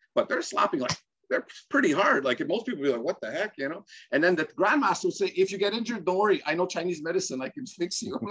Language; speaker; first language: English; native; English